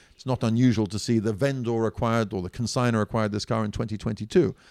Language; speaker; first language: English; non-native, fluent; Italian